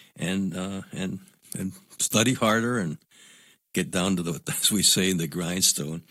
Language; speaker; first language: English; non-native, local second language; Spanish